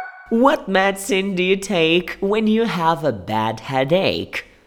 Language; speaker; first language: English; non-native, fluent; Portuguese